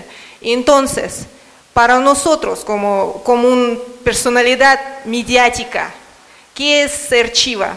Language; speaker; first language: Spanish; non-native, learner; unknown